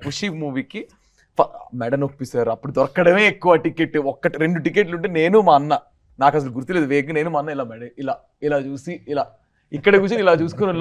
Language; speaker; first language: Telugu; native; Telugu